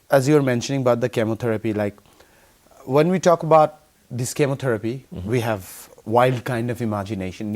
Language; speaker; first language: English; non-native, local second language; Bangla